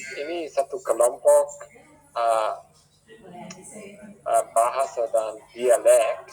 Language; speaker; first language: Indonesian; non-native, fluent; English